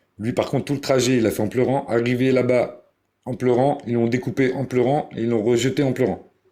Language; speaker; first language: French; early bilingual, other home language; Arabic